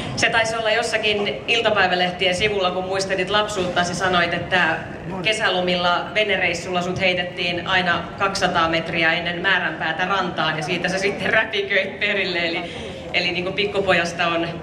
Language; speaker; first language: Finnish; native; Finnish